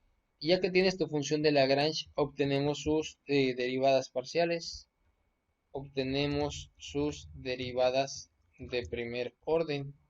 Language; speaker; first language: Spanish; native; Spanish